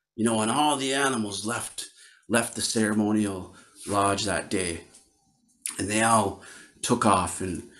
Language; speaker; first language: English; native; English